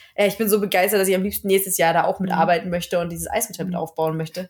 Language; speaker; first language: German; native; German